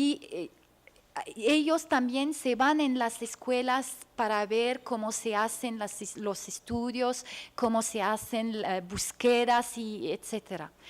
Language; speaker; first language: Spanish; non-native, fluent; French